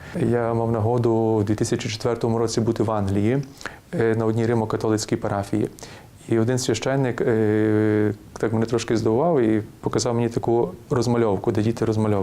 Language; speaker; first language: Ukrainian; native; Ukrainian